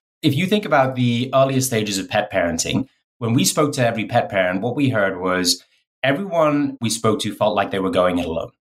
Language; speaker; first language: English; native; English